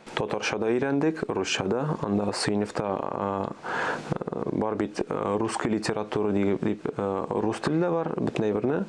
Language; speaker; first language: Tatar; early bilingual, other home language; Armenian